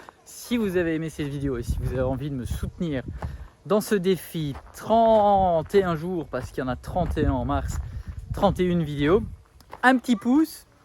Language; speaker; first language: French; native; French